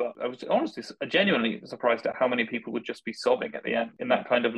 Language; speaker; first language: English; native; English